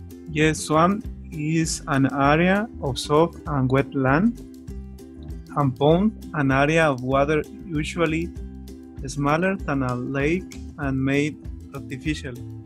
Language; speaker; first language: English; non-native, learner; Spanish